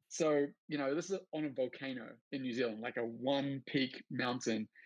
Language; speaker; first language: English; native; English